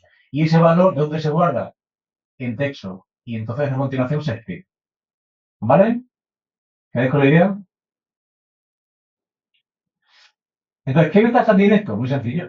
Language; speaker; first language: Spanish; native; Spanish